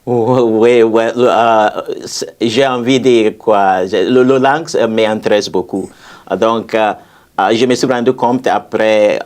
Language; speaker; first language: French; non-native, fluent; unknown